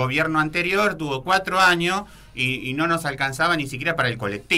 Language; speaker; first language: Spanish; native; Spanish